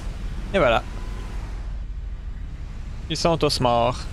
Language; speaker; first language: French; native; French